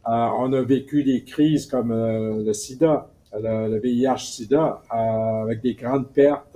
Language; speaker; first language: French; native; French